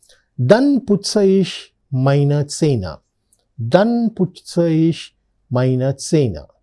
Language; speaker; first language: German; non-native, fluent; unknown